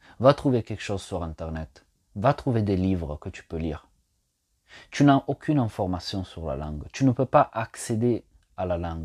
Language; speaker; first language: French; non-native, fluent; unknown